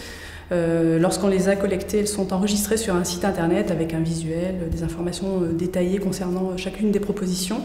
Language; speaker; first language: French; native; French